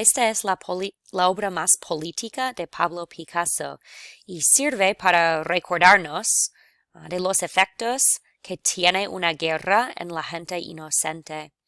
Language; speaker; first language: Spanish; non-native, fluent; English